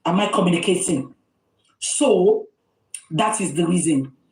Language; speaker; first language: English; non-native, local second language; Yoruba